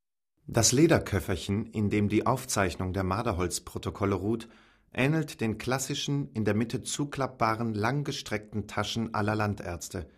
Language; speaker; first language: German; native; German